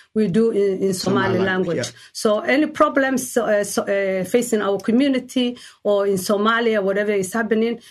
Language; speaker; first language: English; non-native, learner; Somali